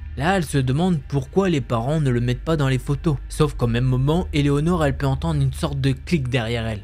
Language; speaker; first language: French; native; French